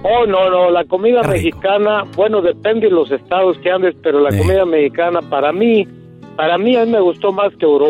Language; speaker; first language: Spanish; native; Spanish